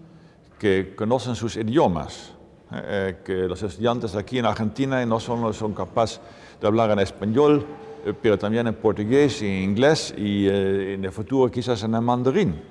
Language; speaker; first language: Spanish; non-native, fluent; Dutch